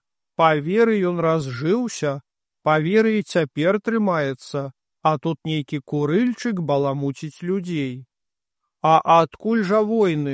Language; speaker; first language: Belarusian; native; Belarusian